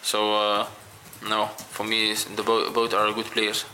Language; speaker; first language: English; non-native, fluent; Dutch